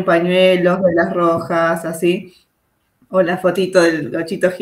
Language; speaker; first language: Spanish; native; Spanish